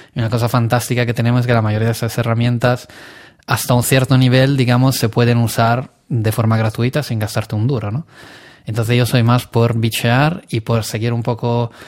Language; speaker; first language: Spanish; non-native, fluent; Italian